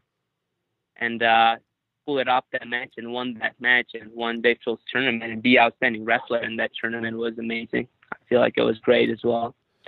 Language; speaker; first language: English; non-native, fluent; Ukrainian